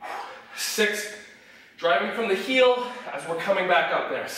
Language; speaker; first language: English; native; English